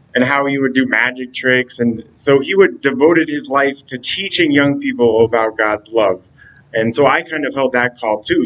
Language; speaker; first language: English; native; English